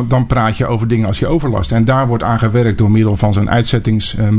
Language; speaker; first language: Dutch; native; Dutch